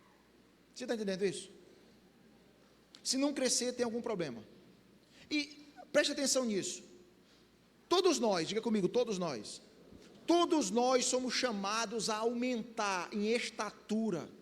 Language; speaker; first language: Portuguese; native; Portuguese